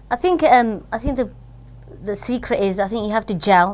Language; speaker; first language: English; native; English